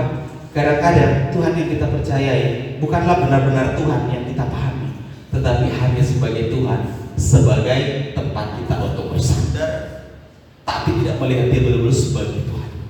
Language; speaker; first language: Indonesian; native; Indonesian